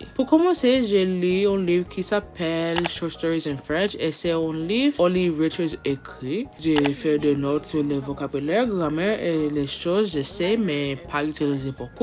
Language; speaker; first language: French; non-native, learner; English